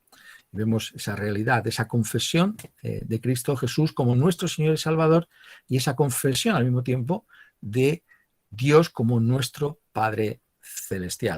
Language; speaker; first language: Spanish; native; Spanish